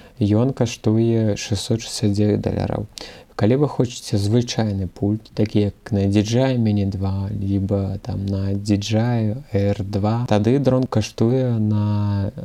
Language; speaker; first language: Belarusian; non-native, local second language; Russian